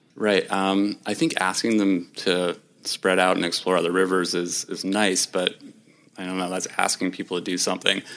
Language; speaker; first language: English; native; English